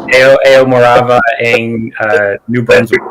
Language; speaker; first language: Portuguese; non-native, learner; English